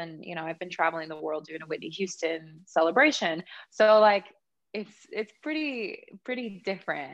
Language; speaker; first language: English; native; English